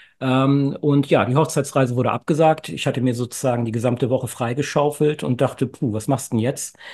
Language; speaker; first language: German; native; German